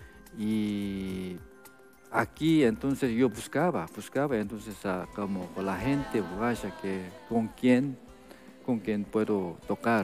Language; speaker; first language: Spanish; non-native, fluent; Korean